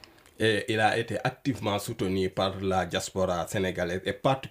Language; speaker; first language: French; non-native, local second language; Wolof